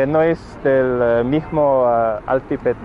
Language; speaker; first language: Spanish; non-native, learner; English